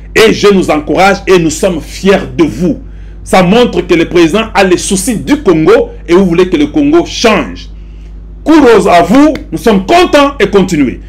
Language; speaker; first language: French; non-native, local second language; Lingala